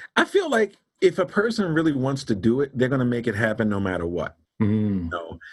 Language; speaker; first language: English; native; English